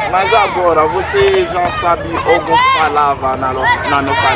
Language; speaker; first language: Portuguese; non-native, learner; Haitian Creole